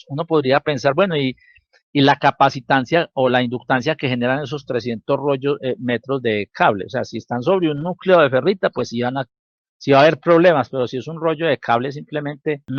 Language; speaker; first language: Spanish; native; Spanish